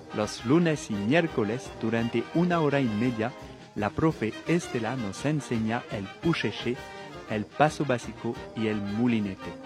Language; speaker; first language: Spanish; non-native, fluent; French